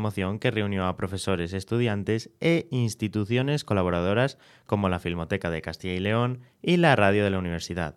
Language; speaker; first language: Spanish; native; Spanish